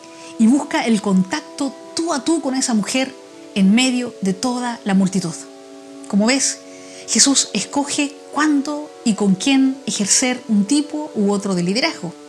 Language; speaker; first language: Spanish; native; Spanish